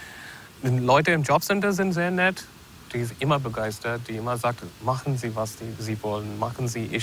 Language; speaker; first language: German; non-native, learner; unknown